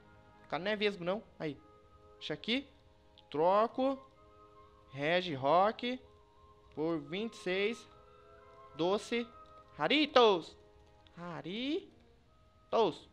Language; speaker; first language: Portuguese; native; Portuguese